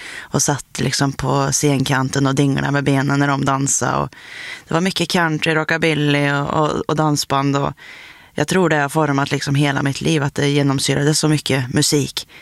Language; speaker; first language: Swedish; native; Swedish